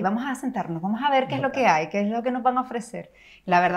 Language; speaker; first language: Spanish; native; Spanish